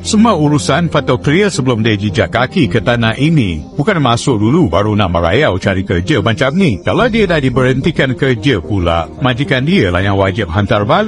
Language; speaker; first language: Malay; native; Malay